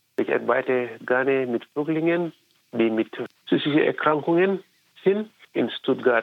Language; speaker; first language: German; non-native, fluent; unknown